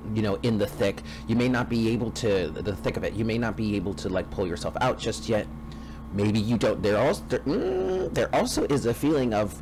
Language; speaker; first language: English; native; English